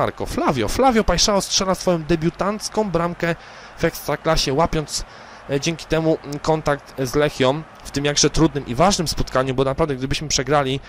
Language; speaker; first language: Polish; native; Polish